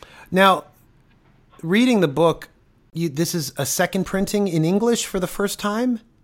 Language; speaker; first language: English; native; English